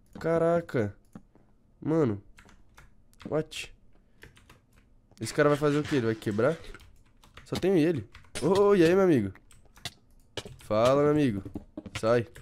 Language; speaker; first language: Portuguese; native; Portuguese